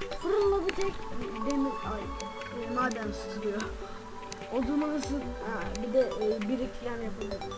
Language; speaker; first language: Turkish; native; Turkish